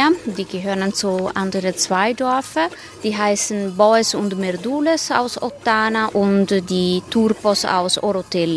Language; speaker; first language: German; non-native, fluent; Italian